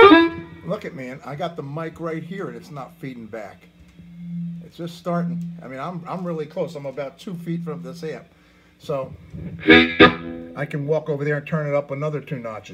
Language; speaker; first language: English; native; English